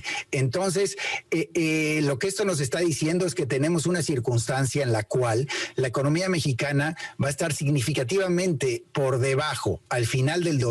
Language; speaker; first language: Spanish; native; Spanish